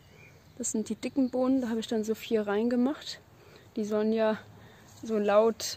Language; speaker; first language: German; native; German